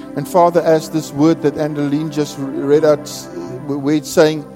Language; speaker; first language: English; non-native, local second language; Afrikaans